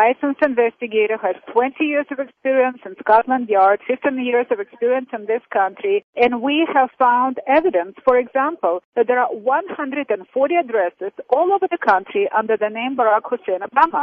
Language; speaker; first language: English; non-native, fluent; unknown